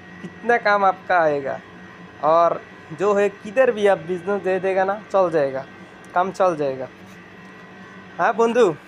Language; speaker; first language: Hindi; non-native, learner; Bangla